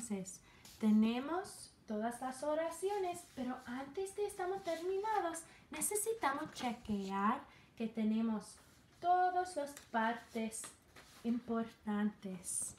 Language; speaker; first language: Spanish; non-native, fluent; English